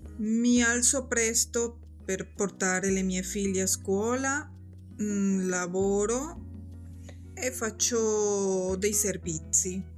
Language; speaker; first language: Italian; non-native, fluent; Spanish